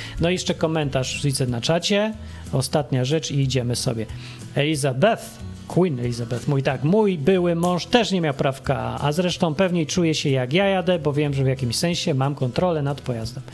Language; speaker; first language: Polish; native; Polish